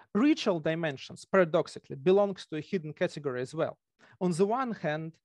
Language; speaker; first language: English; non-native, fluent; Russian